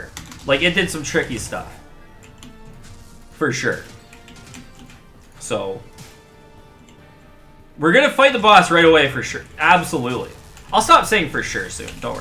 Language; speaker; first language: English; native; English